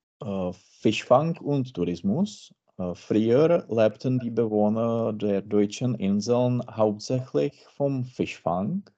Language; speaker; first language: German; non-native, learner; Czech